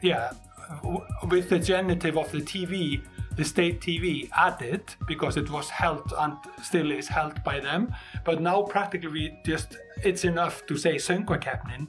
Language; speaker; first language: English; non-native, fluent; Icelandic